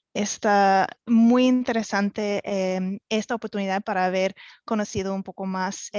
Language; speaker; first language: Spanish; non-native, fluent; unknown